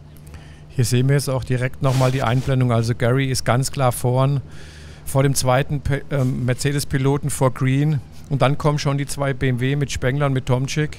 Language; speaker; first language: German; native; German